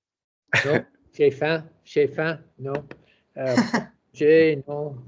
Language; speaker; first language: French; non-native, learner; English